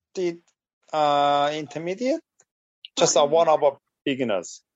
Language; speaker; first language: English; non-native, fluent; Korean